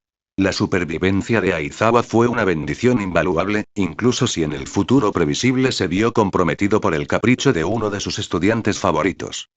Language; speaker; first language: Spanish; native; Spanish